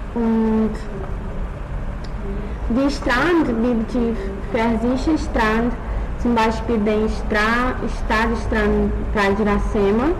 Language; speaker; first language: German; non-native, learner; Portuguese